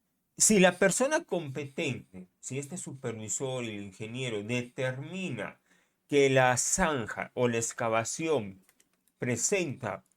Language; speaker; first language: Spanish; native; Spanish